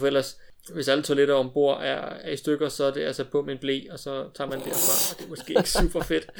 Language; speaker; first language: Danish; native; Danish